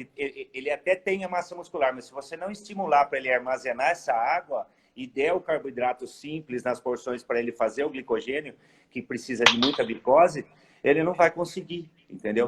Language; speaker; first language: Portuguese; native; Portuguese